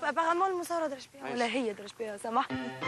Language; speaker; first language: Arabic; native; Arabic